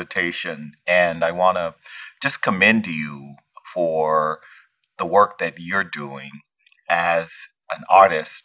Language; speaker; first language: English; native; English